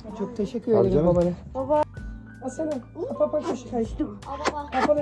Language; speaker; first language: Turkish; early bilingual, heritage; Turkish